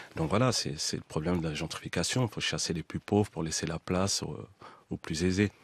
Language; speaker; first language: French; native; French